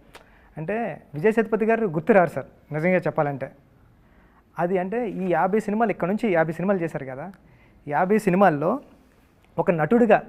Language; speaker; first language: Telugu; native; Telugu